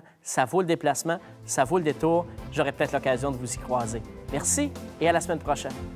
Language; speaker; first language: French; native; French